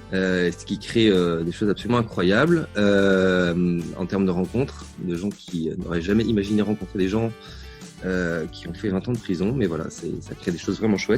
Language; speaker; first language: French; native; French